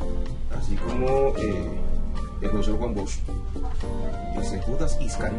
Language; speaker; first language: Spanish; native; Spanish